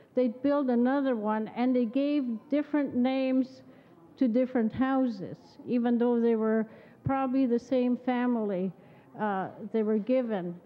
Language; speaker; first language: English; native; English